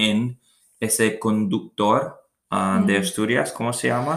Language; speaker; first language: Spanish; non-native, learner; English